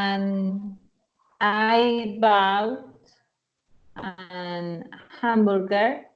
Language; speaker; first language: English; non-native, learner; Spanish